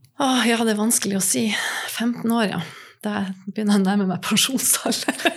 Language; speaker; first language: Norwegian; native; Norwegian